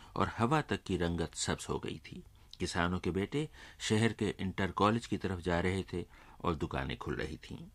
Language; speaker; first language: Urdu; native; Urdu